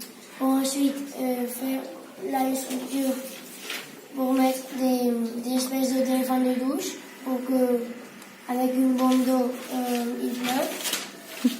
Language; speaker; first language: French; non-native, local second language; Spanish